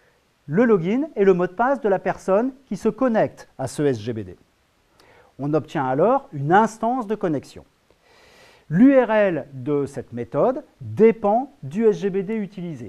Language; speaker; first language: French; native; French